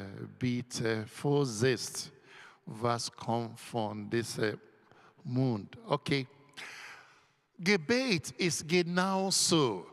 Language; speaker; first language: German; non-native, learner; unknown